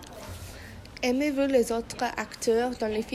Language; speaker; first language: French; non-native, learner; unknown